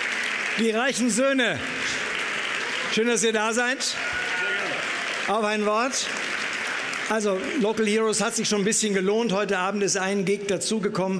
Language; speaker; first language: German; native; German